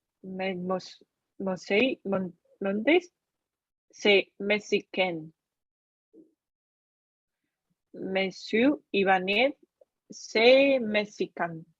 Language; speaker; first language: French; non-native, learner; Chinese